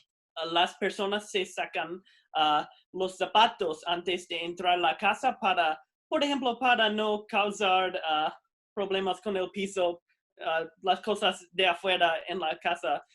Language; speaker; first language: Spanish; non-native, fluent; English